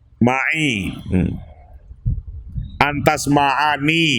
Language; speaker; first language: Arabic; non-native, fluent; Indonesian